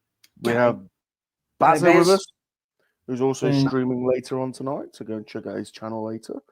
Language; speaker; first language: English; native; English